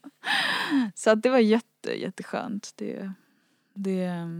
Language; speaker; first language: Swedish; native; Swedish